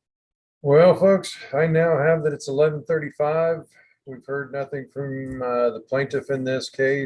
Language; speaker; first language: English; native; English